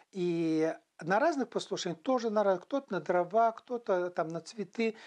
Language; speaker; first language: Russian; non-native, local second language; Chuvash